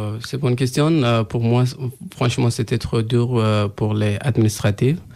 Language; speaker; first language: French; non-native, learner; Persian